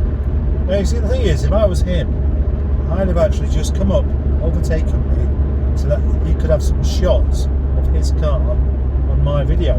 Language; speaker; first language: English; native; English